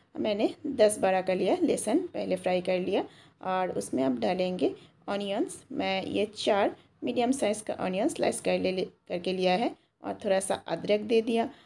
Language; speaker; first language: Hindi; non-native, local second language; Bangla